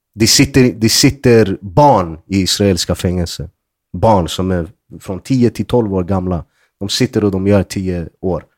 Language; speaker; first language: Swedish; early bilingual, other home language; Arabic